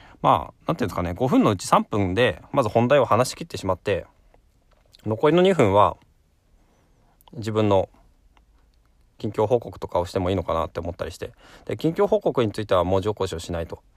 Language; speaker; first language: Japanese; native; Japanese